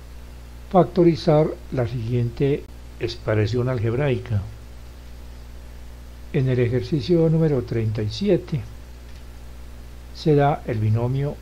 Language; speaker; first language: Spanish; native; Spanish